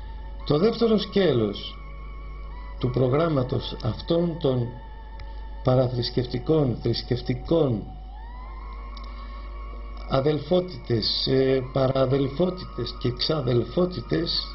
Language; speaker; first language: Greek; native; Greek